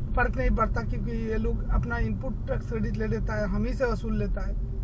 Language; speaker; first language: Hindi; non-native, local second language; Bangla